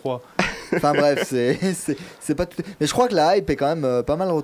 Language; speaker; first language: French; native; French